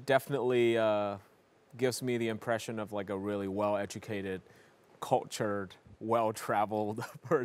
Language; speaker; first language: English; non-native, fluent; Vietnamese